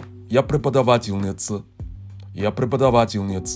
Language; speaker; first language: Russian; non-native, learner; English